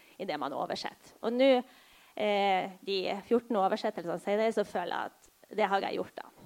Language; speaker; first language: Norwegian; early bilingual, other home language; Polish